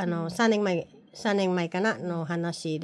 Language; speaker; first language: Japanese; non-native, learner; Filipino